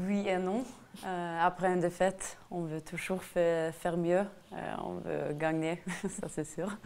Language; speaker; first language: French; non-native, fluent; Norwegian